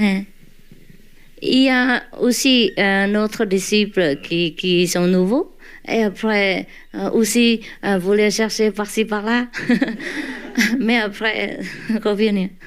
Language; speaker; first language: French; non-native, learner; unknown